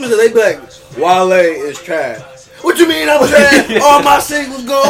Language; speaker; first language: English; native; English